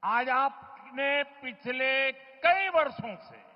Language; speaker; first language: Hindi; non-native, local second language; Gujarati